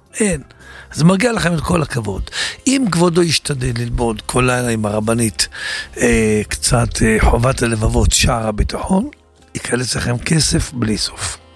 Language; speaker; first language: Hebrew; native; Hebrew